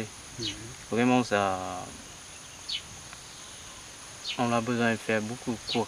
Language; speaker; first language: French; non-native, learner; Vietnamese